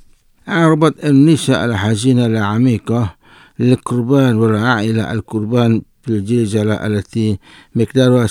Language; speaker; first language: Arabic; non-native, fluent; Indonesian